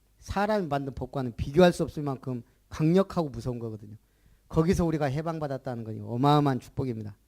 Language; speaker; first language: Korean; native; Korean